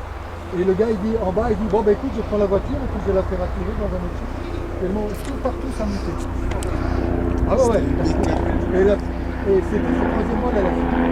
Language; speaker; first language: French; native; French